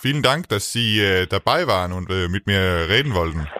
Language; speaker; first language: German; non-native, learner; Danish